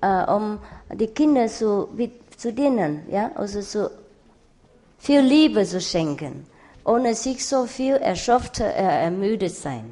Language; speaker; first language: German; non-native, learner; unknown